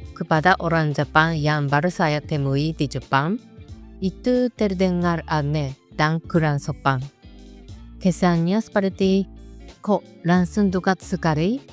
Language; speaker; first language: Indonesian; non-native, fluent; Japanese